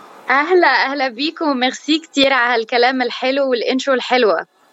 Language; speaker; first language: Arabic; early bilingual, heritage; Arabic